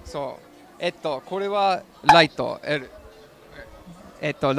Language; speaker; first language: Japanese; non-native, learner; English